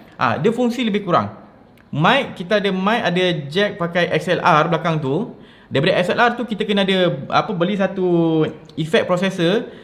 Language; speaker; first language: Malay; native; Malay